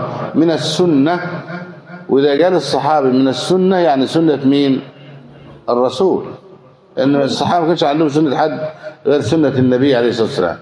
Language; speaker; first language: Arabic; native; Arabic